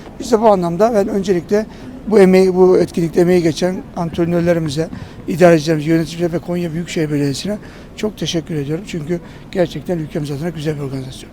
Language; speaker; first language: Turkish; native; Turkish